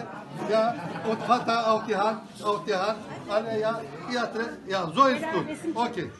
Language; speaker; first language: German; non-native, fluent; Albanian